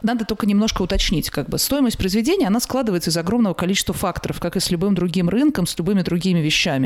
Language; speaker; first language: Russian; native; Russian